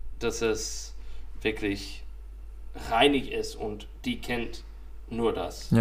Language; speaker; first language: German; non-native, fluent; English